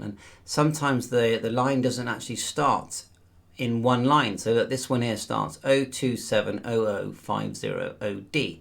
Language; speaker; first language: English; native; English